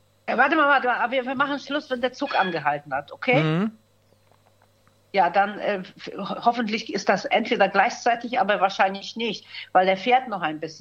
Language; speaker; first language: German; native; German